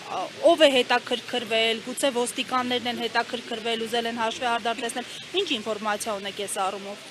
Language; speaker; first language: Armenian; native; Armenian